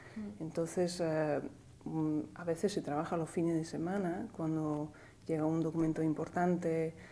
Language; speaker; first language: Spanish; non-native, fluent; Slovak